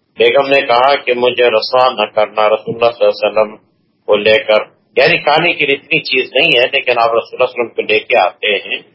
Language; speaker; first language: Urdu; non-native, local second language; Pashto